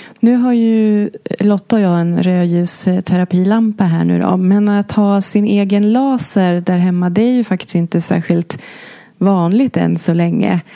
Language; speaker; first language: Swedish; native; Swedish